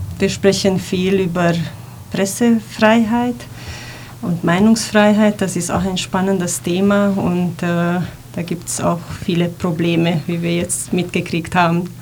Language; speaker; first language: German; non-native, fluent; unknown